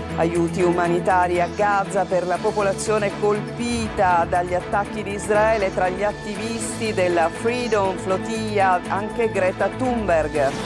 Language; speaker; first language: Italian; native; Italian